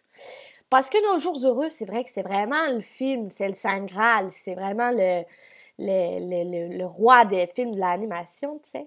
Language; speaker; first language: French; native; French